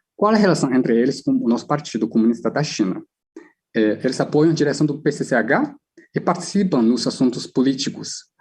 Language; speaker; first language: Portuguese; non-native, fluent; Chinese